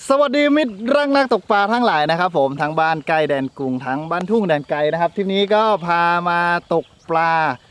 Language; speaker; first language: Thai; native; Thai